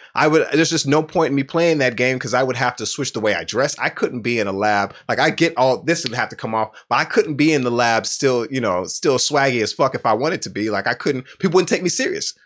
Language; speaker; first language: English; native; English